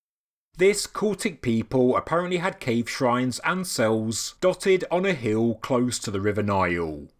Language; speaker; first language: English; native; English